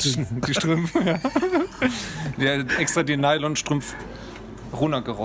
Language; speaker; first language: German; native; German